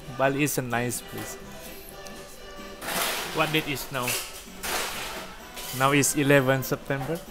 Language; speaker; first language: English; non-native, learner; Indonesian